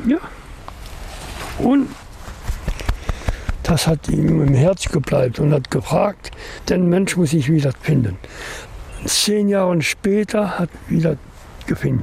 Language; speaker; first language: German; non-native, learner; French